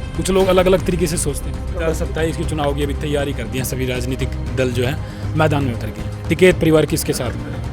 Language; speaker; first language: Hindi; native; Hindi